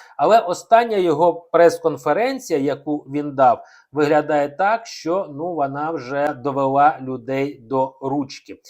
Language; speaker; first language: Ukrainian; non-native, local second language; Russian